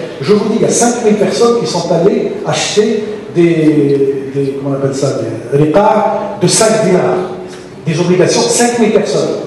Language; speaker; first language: French; non-native, local second language; Arabic